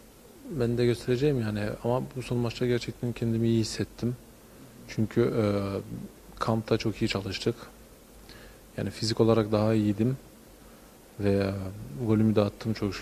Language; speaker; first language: Turkish; early bilingual, heritage; Turkish